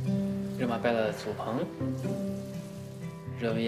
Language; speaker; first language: French; non-native, learner; Chinese